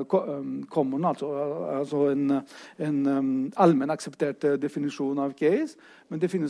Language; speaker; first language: Norwegian; non-native, fluent; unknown